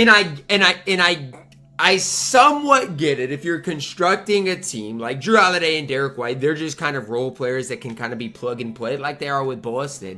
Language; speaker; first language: English; native; English